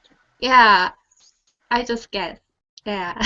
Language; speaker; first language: English; non-native, learner; Korean